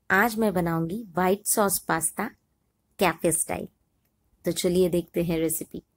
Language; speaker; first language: Hindi; non-native, local second language; Marathi